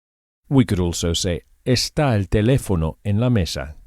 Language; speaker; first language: Spanish; non-native, fluent; English